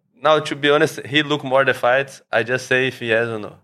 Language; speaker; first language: English; non-native, learner; Portuguese